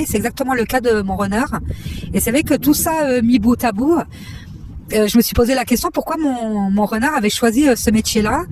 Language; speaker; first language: French; native; French